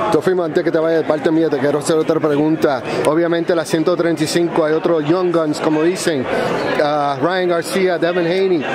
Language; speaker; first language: Spanish; native; Spanish